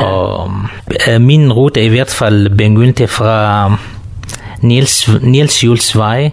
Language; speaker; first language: Danish; non-native, learner; Kurdish